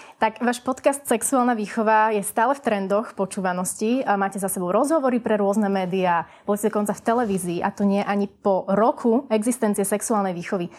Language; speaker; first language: Slovak; native; Slovak